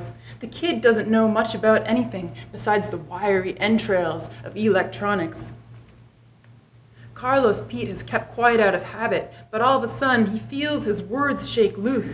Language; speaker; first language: English; native; English